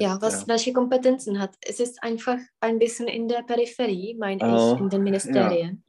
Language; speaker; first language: German; non-native, fluent; Czech